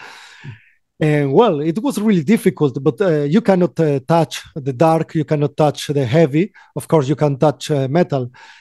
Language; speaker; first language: English; non-native, fluent; Spanish